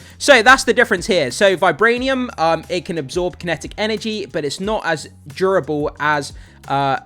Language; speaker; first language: English; native; English